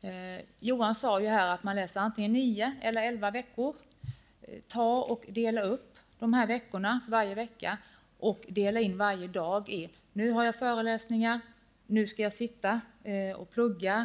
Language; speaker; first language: Swedish; native; Swedish